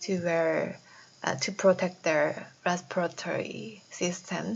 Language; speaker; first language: English; non-native, fluent; Korean